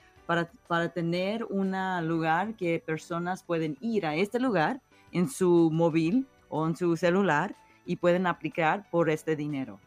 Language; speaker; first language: Spanish; early bilingual, heritage; English